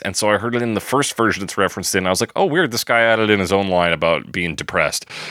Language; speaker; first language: English; native; English